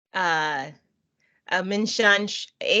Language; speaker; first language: Arabic; non-native, learner; English